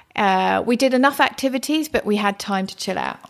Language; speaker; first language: English; early bilingual, other home language; German